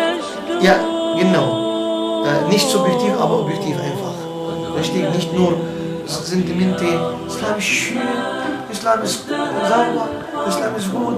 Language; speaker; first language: German; non-native, fluent; Arabic